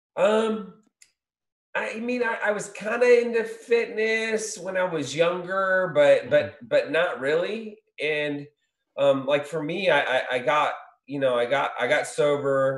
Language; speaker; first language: English; native; English